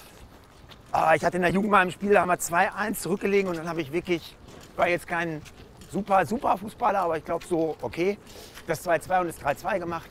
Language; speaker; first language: German; native; German